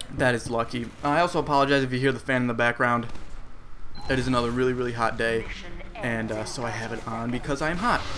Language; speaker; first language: English; native; English